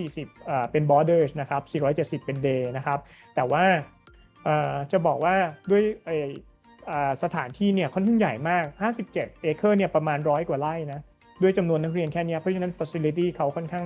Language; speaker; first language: Thai; native; Thai